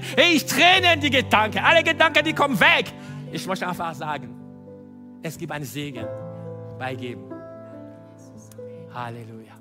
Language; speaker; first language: German; non-native, fluent; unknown